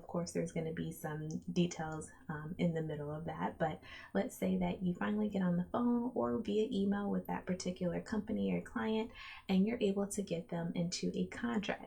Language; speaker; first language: English; native; English